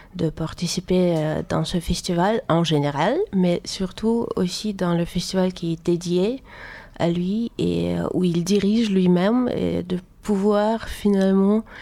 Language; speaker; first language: French; non-native, fluent; Russian